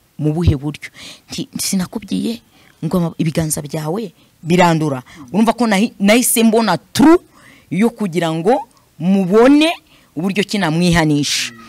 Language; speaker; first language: Kinyarwanda; non-native, fluent; Swahili